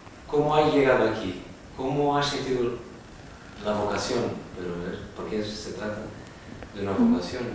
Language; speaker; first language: Spanish; non-native, fluent; Portuguese